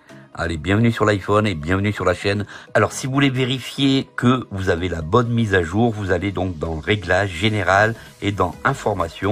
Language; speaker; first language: French; native; French